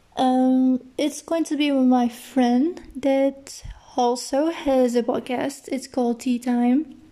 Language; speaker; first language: English; non-native, fluent; Portuguese